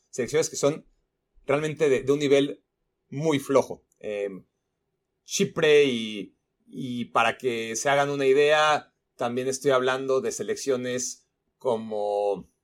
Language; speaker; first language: Spanish; native; Spanish